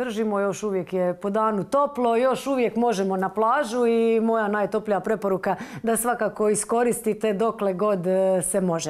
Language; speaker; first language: Croatian; native; Croatian